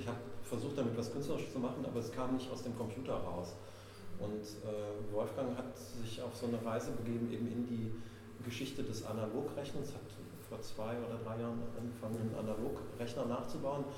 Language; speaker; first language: German; native; German